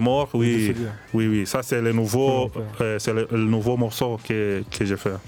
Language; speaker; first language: French; non-native, learner; Swahili